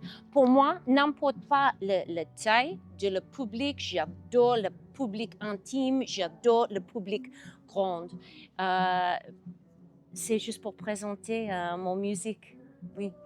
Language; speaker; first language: French; non-native, learner; English